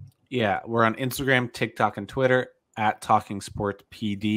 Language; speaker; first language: English; native; English